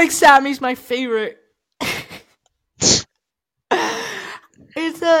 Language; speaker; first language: English; non-native, fluent; Icelandic